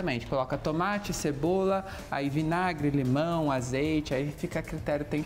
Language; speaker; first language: Portuguese; native; Portuguese